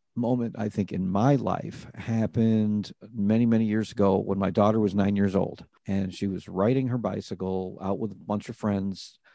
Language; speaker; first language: English; native; English